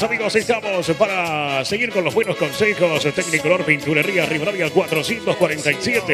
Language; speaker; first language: Spanish; native; Spanish